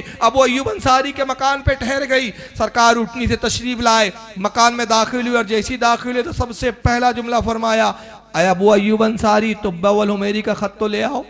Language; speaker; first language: Urdu; native; Urdu